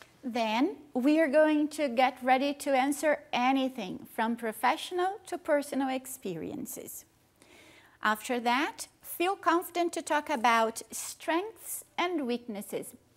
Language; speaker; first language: English; non-native, fluent; Portuguese